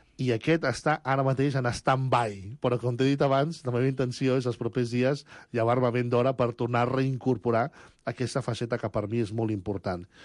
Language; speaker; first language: Catalan; early bilingual, other home language; Spanish